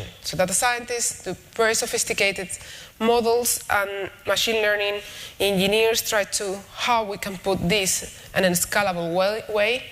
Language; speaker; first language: English; non-native, fluent; Spanish